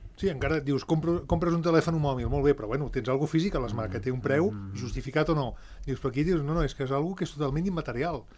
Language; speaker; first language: Catalan; native; Catalan